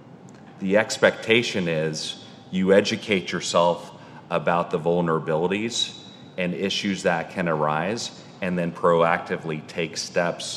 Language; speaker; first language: English; native; English